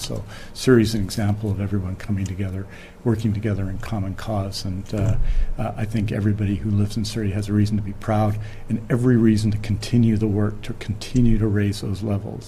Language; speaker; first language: English; native; English